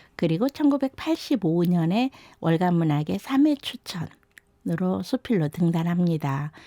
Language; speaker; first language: Korean; native; Korean